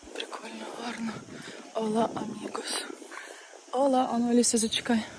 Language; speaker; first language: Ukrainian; native; Ukrainian